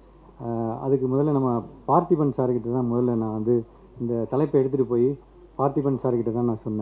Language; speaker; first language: Tamil; native; Tamil